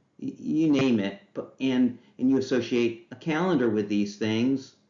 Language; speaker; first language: English; native; English